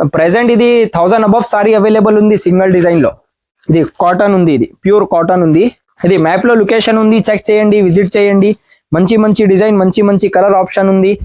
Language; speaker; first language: Telugu; non-native, learner; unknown